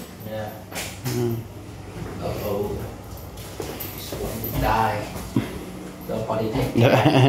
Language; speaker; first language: English; non-native, learner; Vietnamese